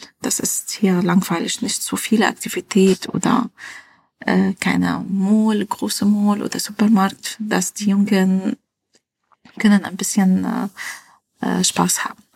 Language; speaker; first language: German; non-native, learner; Arabic